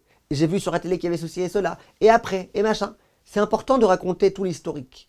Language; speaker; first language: French; native; French